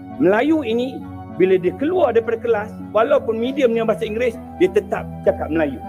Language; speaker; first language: Malay; native; Malay